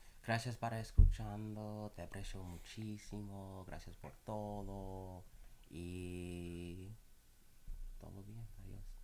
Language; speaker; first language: Spanish; non-native, learner; English